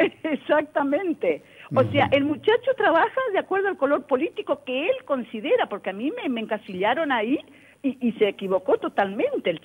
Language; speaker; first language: Spanish; native; Spanish